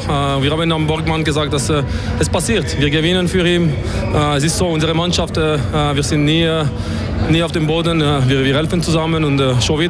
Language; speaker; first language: German; non-native, local second language; French